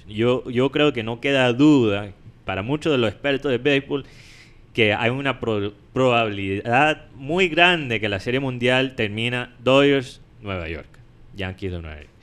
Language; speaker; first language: Spanish; non-native, fluent; English